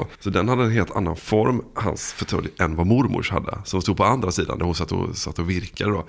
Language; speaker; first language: Swedish; native; Swedish